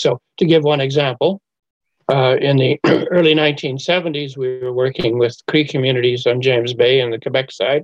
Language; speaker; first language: English; native; English